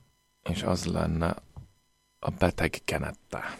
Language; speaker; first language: Hungarian; non-native, fluent; English